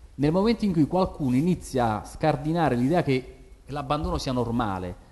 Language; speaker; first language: Italian; native; Italian